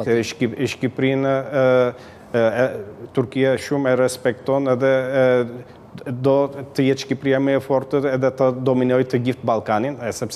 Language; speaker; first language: Albanian; early bilingual, heritage; Albanian